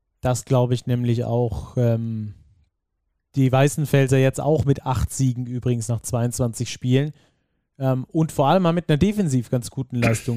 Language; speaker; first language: German; native; German